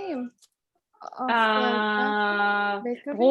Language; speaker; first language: English; non-native, learner; Indonesian